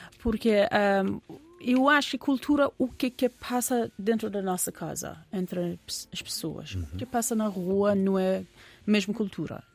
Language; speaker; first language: Portuguese; non-native, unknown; Persian